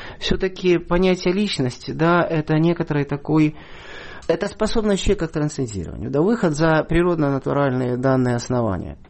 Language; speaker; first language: Russian; native; Russian